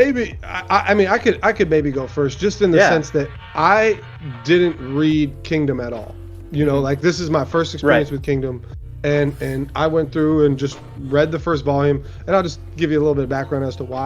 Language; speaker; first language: English; native; English